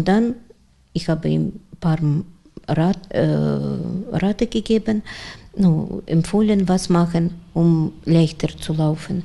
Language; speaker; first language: German; non-native, learner; Russian